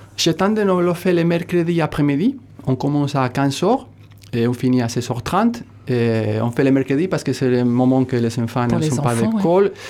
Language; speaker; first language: French; non-native, fluent; Spanish